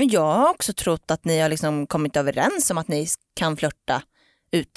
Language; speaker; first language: Swedish; native; Swedish